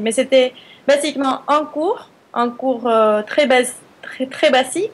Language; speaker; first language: French; non-native, fluent; Spanish